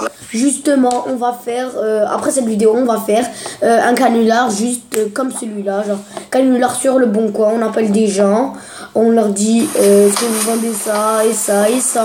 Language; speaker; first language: French; native; French